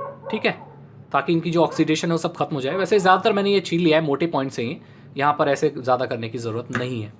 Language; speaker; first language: Hindi; native; Hindi